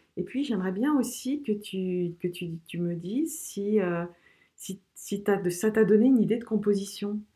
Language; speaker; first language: French; native; French